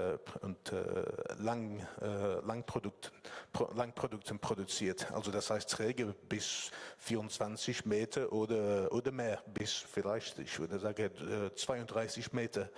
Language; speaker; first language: German; non-native, learner; English